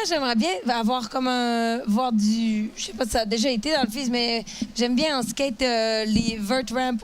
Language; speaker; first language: French; native; French